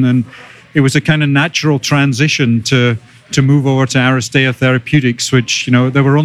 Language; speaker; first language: English; native; English